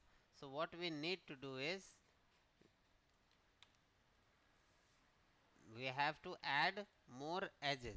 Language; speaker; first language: English; non-native, local second language; Hindi